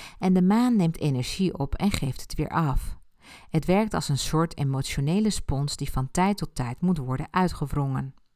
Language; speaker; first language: Dutch; early bilingual, other home language; Spanish